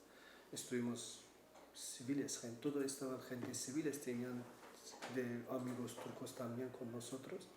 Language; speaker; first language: Spanish; non-native, learner; Kurdish